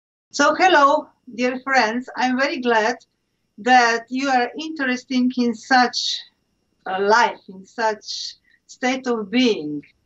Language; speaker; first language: English; non-native, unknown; Slovenian